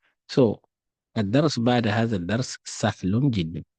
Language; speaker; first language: Arabic; non-native, fluent; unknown